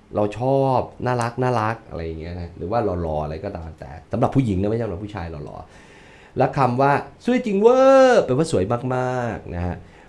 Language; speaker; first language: Thai; native; Thai